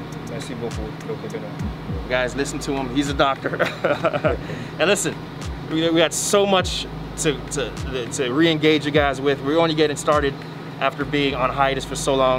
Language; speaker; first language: English; native; English